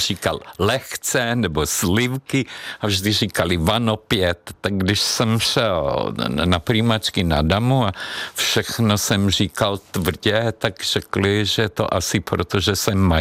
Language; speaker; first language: Czech; non-native, fluent; Hungarian